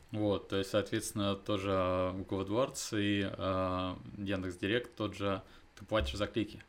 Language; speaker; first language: Russian; native; Russian